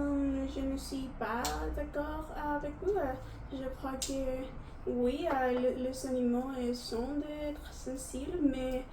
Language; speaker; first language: French; non-native, learner; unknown